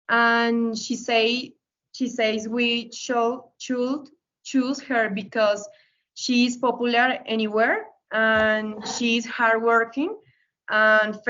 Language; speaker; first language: English; non-native, learner; Spanish